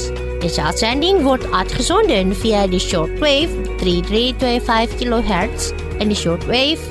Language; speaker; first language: Dutch; non-native, fluent; Indonesian